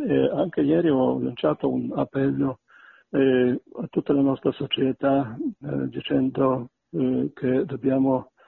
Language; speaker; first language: Italian; non-native, fluent; Belarusian